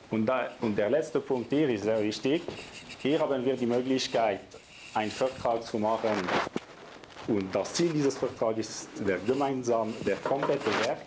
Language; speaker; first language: German; non-native, local second language; French